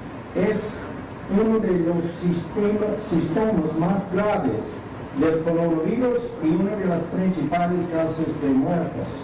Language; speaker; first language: Spanish; non-native, fluent; English